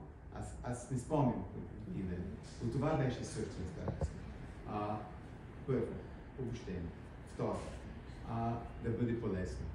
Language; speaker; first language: Bulgarian; early bilingual, heritage; English